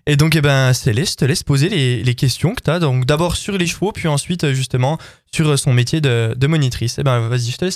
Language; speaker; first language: French; native; French